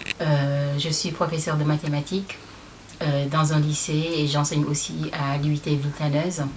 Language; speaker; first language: French; non-native, local second language; Wolof